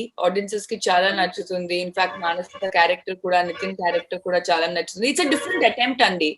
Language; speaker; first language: Telugu; non-native, fluent; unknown